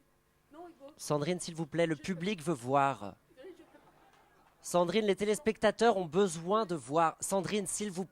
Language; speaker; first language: French; native; French